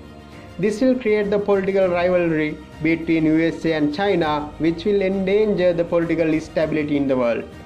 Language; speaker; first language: English; non-native, local second language; Sinhala